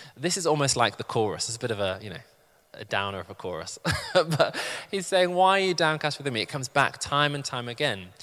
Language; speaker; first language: English; native; English